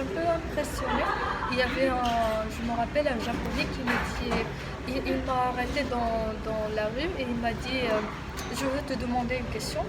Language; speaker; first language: French; non-native, local second language; Arabic